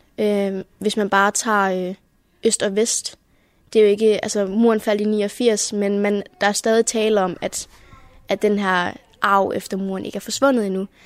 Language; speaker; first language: Danish; early bilingual, heritage; Danish